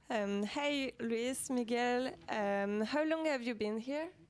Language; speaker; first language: English; non-native, learner; French